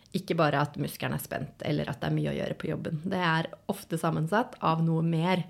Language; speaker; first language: Norwegian; native; Norwegian